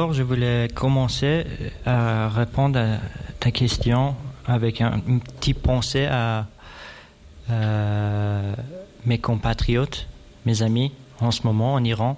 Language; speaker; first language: French; non-native, fluent; Persian